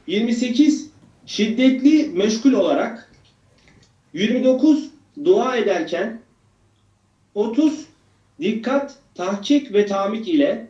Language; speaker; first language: Turkish; native; Turkish